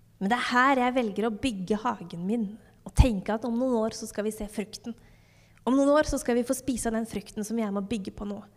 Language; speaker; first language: Norwegian; native; Norwegian